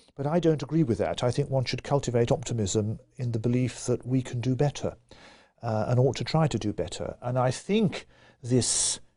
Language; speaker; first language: English; native; English